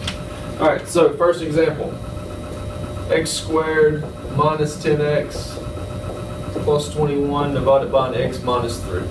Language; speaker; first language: English; native; English